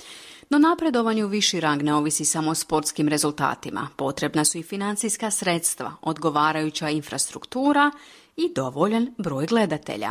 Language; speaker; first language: Croatian; native; Croatian